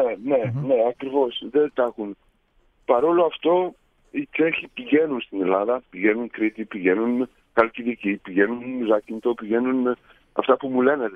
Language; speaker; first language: Greek; early bilingual, heritage; Greek